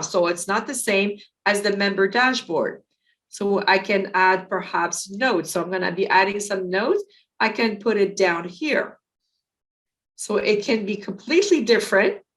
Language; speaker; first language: English; native; English